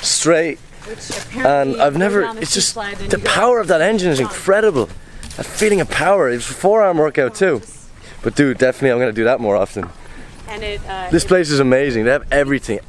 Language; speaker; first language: English; native; English